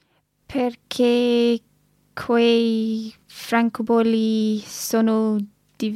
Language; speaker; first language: Italian; non-native, learner; English